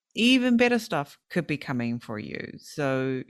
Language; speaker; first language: English; native; English